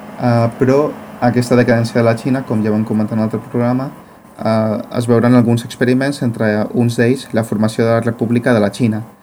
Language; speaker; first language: Catalan; native; Catalan